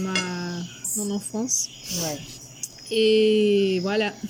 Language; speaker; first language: French; non-native, fluent; Portuguese